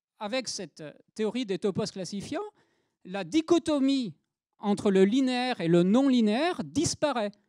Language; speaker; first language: French; native; French